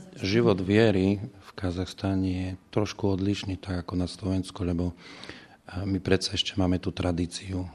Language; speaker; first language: Slovak; native; Slovak